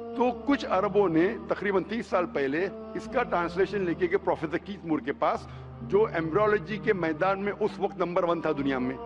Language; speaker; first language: Hindi; non-native, local second language; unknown